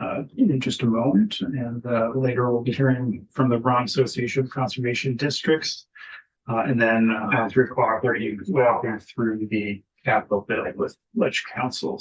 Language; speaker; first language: English; native; English